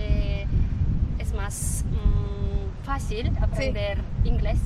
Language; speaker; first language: Spanish; non-native, learner; Kazakh